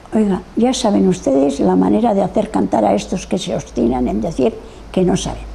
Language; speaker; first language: Spanish; non-native, local second language; Basque